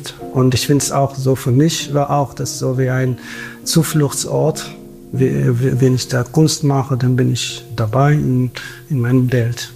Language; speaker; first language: German; non-native, fluent; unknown